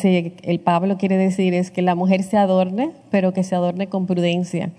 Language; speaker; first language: Spanish; native; Spanish